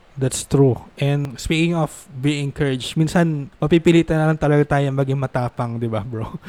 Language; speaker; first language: Filipino; native; Filipino